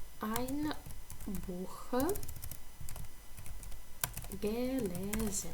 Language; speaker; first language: German; non-native, fluent; Ukrainian